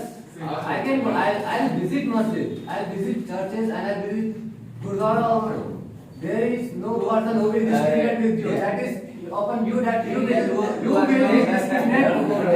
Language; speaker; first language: English; non-native, learner; Hindi